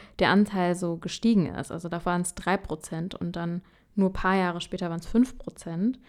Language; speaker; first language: German; early bilingual, other home language; Urdu